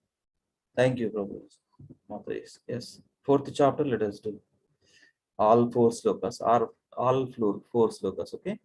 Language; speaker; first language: English; non-native, local second language; Telugu